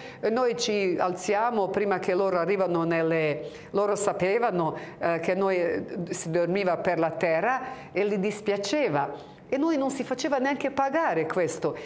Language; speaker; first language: Italian; non-native, fluent; Croatian